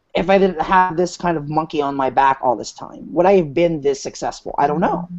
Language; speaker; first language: English; non-native, local second language; Filipino